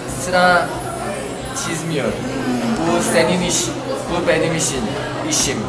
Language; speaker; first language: Turkish; non-native, learner; Korean